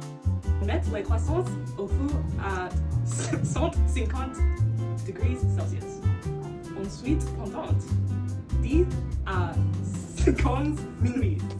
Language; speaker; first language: French; non-native, learner; English